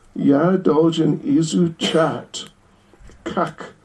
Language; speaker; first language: Russian; non-native, learner; English